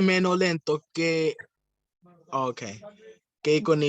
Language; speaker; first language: Italian; non-native, learner; English